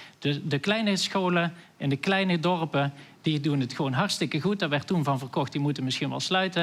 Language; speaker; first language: Dutch; native; Dutch